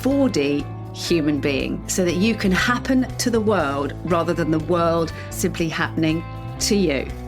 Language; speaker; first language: English; native; English